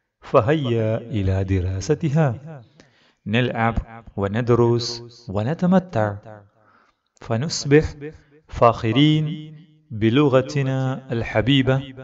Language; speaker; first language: Arabic; non-native, fluent; Malayalam